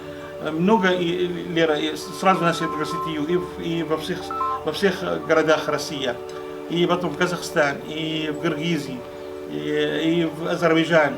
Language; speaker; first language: Russian; non-native, fluent; Arabic